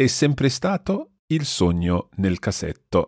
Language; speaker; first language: Italian; non-native, fluent; English